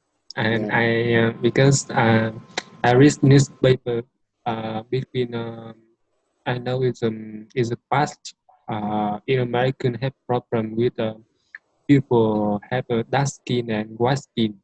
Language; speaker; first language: English; non-native, learner; Vietnamese